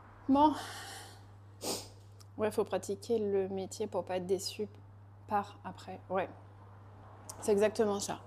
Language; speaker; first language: French; native; French